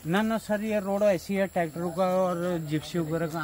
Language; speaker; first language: Hindi; native; Hindi